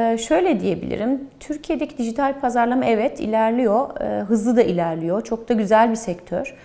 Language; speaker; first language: Turkish; early bilingual, heritage; Turkish